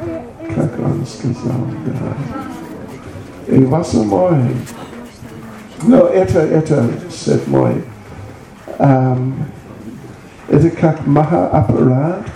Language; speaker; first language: Russian; non-native, learner; English